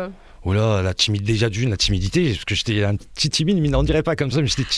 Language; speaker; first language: French; early bilingual, other home language; Arabic